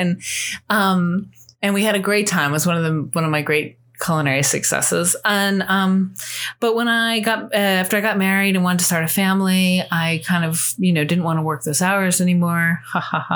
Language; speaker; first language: English; native; English